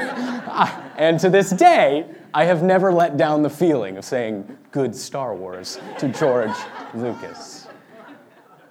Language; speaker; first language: English; native; English